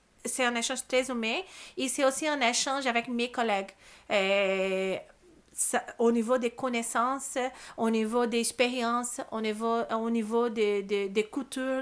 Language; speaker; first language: French; non-native, learner; Portuguese